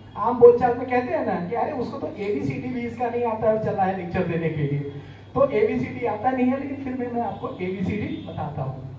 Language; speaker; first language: Hindi; native; Hindi